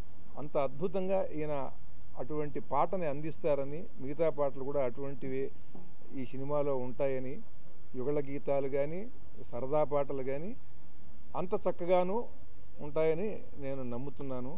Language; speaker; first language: Telugu; native; Telugu